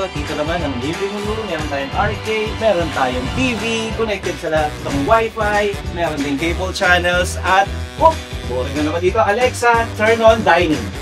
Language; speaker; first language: Filipino; non-native, local second language; Pampanga